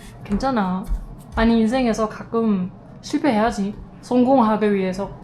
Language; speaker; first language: Korean; non-native, learner; German